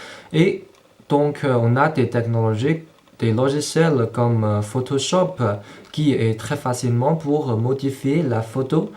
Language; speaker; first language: French; non-native, fluent; Chinese